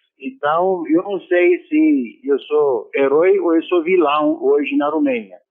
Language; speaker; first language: Portuguese; non-native, fluent; Romanian